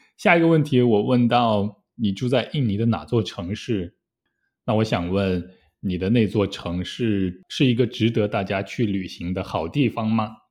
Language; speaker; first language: Chinese; native; Chinese